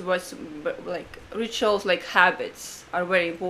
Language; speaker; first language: English; non-native, fluent; Latvian